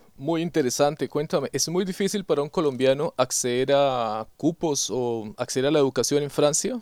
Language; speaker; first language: Spanish; native; Spanish